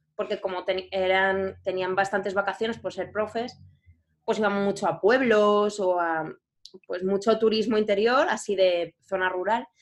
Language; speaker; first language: Spanish; native; Spanish